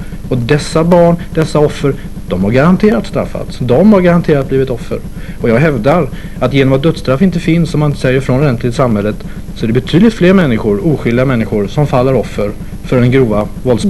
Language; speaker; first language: Swedish; native; Swedish